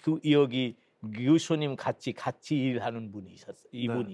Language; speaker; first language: Korean; non-native, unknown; Bangla